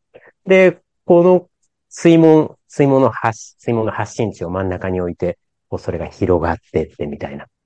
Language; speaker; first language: Japanese; native; Japanese